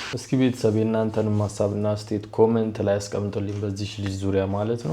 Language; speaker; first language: Amharic; native; Amharic